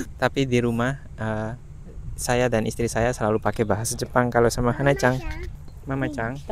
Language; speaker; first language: Indonesian; native; Indonesian